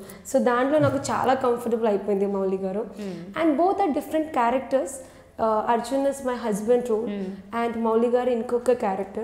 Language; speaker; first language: Telugu; non-native, learner; Malayalam